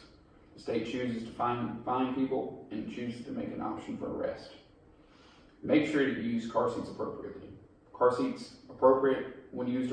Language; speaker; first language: English; native; English